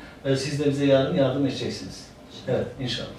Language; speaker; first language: Turkish; native; Turkish